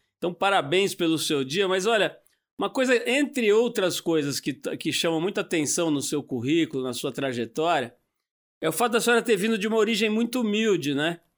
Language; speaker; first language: Portuguese; native; Portuguese